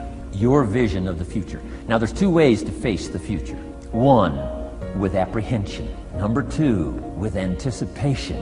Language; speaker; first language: English; native; English